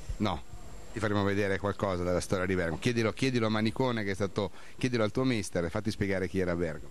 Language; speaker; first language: Italian; native; Italian